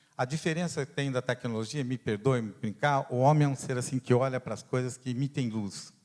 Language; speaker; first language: Portuguese; non-native, fluent; Italian